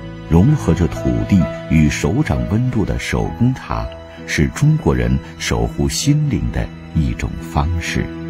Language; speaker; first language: Chinese; native; Chinese